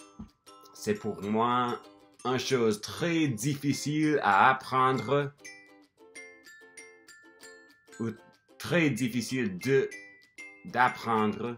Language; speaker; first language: French; non-native, learner; English